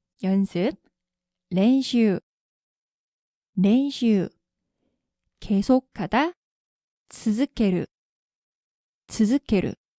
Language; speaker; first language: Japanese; non-native, fluent; Korean